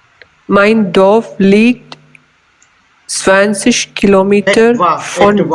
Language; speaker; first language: German; non-native, learner; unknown